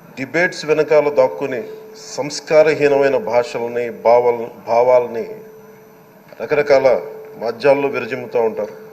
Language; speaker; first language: Telugu; native; Telugu